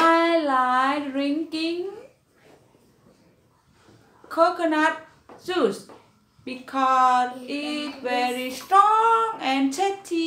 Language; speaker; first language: English; non-native, learner; Vietnamese